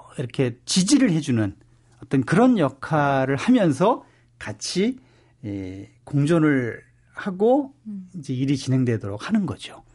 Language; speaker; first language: Korean; native; Korean